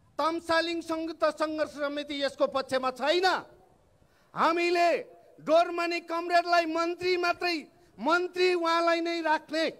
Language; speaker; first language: Nepali; non-native, local second language; Eastern Tamang